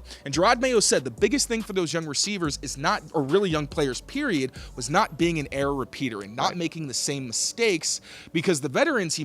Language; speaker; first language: English; native; English